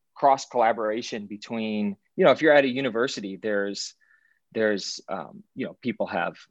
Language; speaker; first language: English; native; English